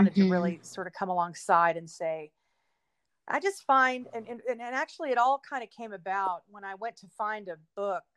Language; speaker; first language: English; native; English